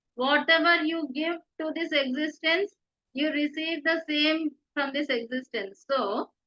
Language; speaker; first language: English; non-native, local second language; Telugu